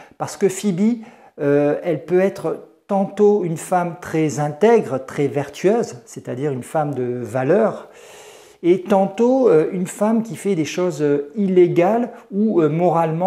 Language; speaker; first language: French; native; French